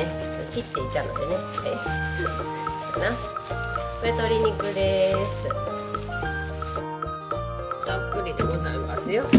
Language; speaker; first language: Japanese; native; Japanese